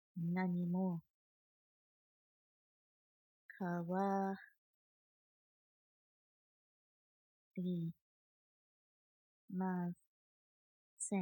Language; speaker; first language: Japanese; non-native, learner; English